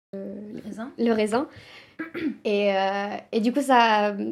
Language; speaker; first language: French; early bilingual, other home language; Romanian